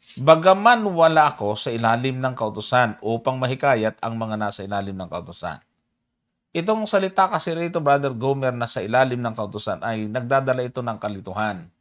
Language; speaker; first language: Filipino; native; Filipino